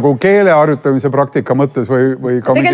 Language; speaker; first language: Estonian; native; Estonian